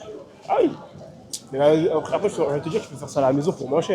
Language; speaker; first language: French; native; French